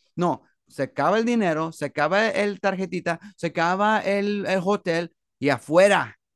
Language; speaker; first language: Spanish; early bilingual, heritage; Spanish